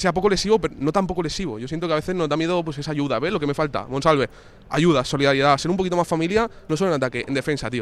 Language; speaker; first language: Spanish; native; Spanish